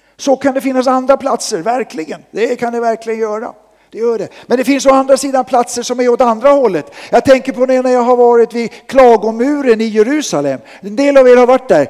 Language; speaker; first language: Swedish; native; Swedish